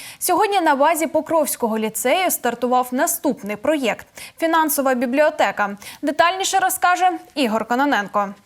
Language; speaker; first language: Ukrainian; native; Ukrainian